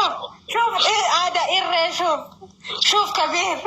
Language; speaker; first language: Arabic; non-native, learner; Oromo